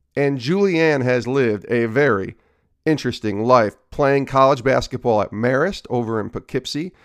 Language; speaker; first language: English; native; English